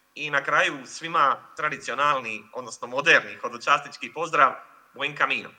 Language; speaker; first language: Croatian; native; Croatian